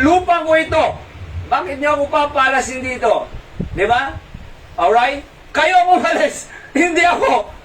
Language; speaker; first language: Filipino; non-native, local second language; Iloko